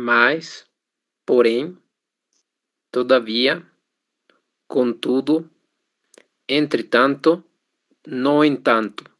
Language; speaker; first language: Portuguese; non-native, learner; Spanish